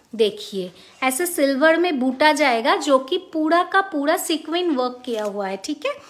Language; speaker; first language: Hindi; non-native, local second language; Bangla